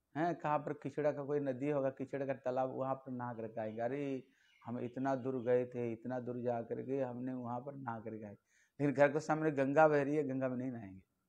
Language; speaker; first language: Hindi; non-native, local second language; Bangla